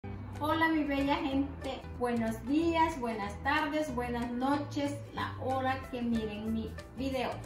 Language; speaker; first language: Spanish; native; Spanish